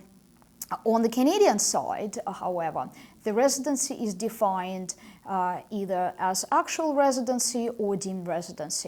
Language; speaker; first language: English; non-native, fluent; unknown